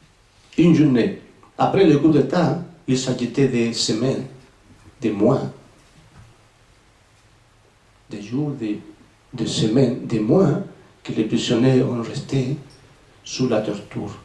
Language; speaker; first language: French; non-native, fluent; Spanish